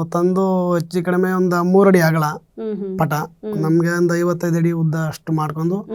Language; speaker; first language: Kannada; native; Kannada